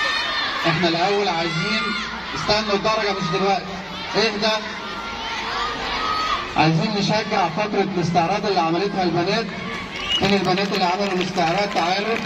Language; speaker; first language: Arabic; native; Arabic